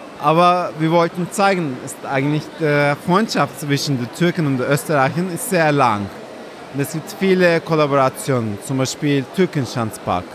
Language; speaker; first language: German; non-native, fluent; Turkish